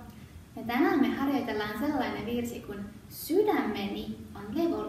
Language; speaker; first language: Finnish; native; Finnish